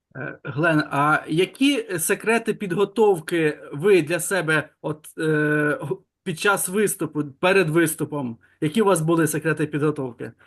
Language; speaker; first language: Ukrainian; native; Ukrainian